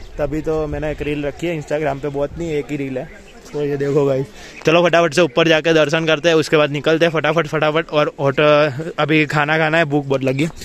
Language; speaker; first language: Hindi; native; Hindi